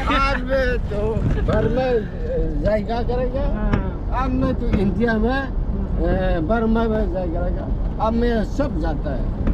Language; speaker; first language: Hindi; non-native, learner; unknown